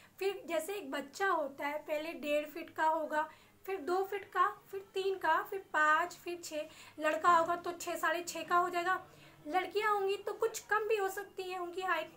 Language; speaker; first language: Hindi; native; Hindi